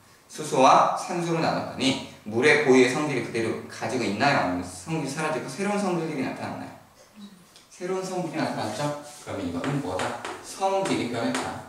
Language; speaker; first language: Korean; native; Korean